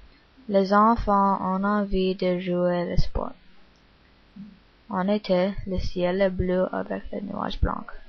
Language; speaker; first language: French; non-native, learner; English